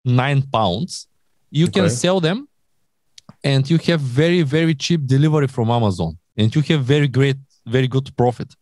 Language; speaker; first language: English; non-native, learner; Bulgarian